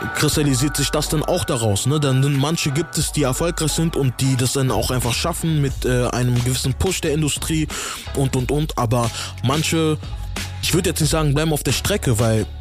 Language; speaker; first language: German; native; German